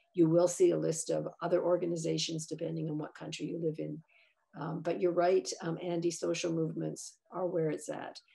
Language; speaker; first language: English; native; English